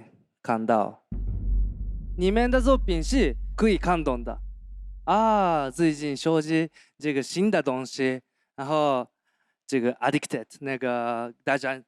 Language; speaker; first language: Chinese; non-native, learner; Japanese